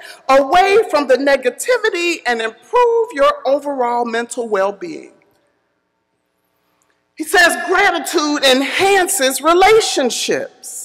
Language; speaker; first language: English; native; English